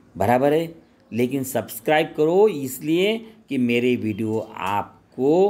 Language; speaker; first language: Hindi; non-native, local second language; Marathi